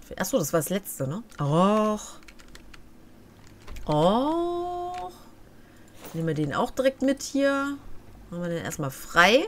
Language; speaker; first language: German; native; German